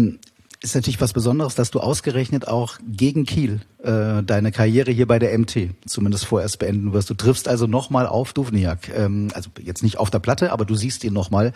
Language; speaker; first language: German; native; German